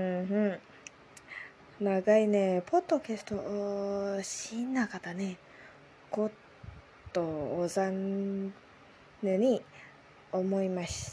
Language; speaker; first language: Japanese; non-native, learner; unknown